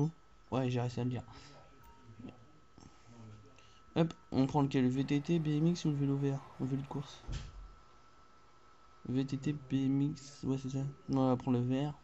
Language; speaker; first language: French; native; French